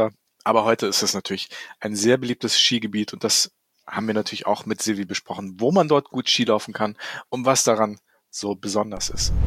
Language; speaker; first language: German; native; German